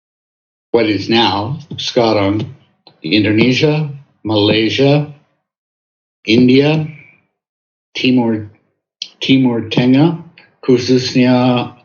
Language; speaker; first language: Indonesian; non-native, fluent; English